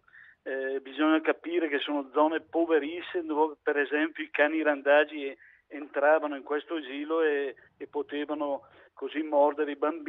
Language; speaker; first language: Italian; native; Italian